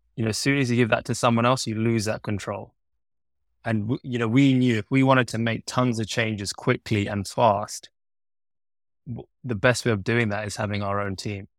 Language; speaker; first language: English; native; English